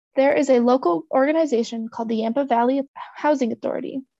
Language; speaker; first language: English; native; English